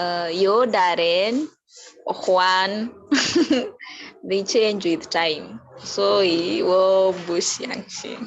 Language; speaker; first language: Chinese; non-native, learner; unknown